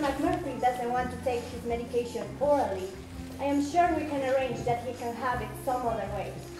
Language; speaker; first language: English; non-native, fluent; Spanish